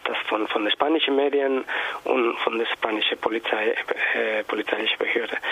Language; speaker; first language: German; non-native, learner; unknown